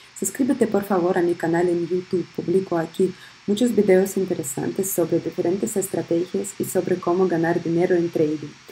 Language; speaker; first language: Spanish; early bilingual, heritage; Spanish